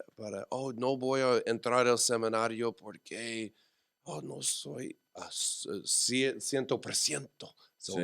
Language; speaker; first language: Spanish; non-native, learner; English